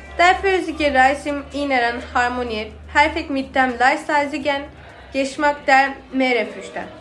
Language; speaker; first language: German; non-native, learner; Turkish